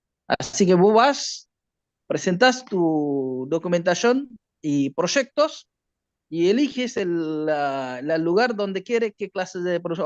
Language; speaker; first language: Spanish; non-native, learner; Bangla